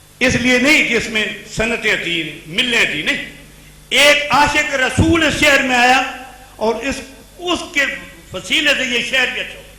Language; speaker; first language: Urdu; non-native, local second language; Punjabi